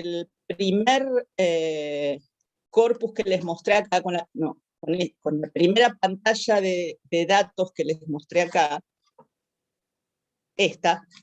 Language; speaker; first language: Spanish; native; Spanish